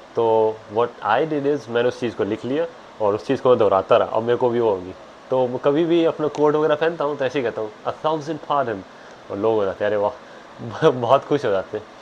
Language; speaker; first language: Hindi; native; Hindi